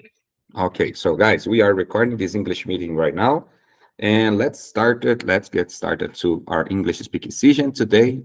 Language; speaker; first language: English; non-native, fluent; Portuguese